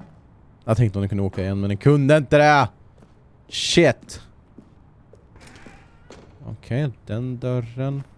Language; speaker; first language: Swedish; native; Swedish